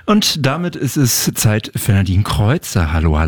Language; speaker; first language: German; native; German